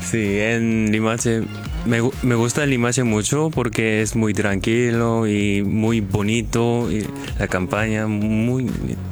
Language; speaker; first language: Spanish; non-native, learner; Korean